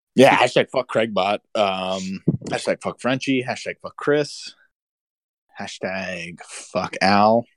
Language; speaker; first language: English; native; English